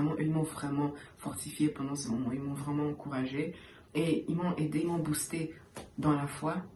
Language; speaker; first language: French; early bilingual, heritage; French